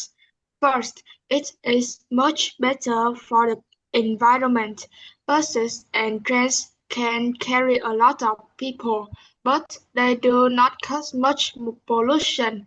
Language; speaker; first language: English; non-native, learner; Vietnamese